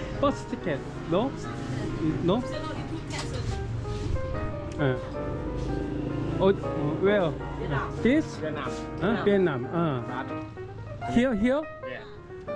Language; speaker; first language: English; non-native, learner; Korean